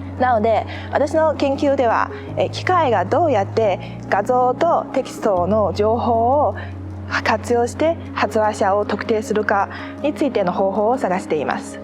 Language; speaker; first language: Japanese; non-native, fluent; Chinese